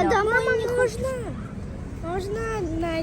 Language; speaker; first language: Russian; early bilingual, other home language; Tajik